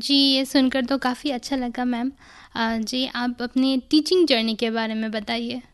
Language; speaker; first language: Hindi; native; Hindi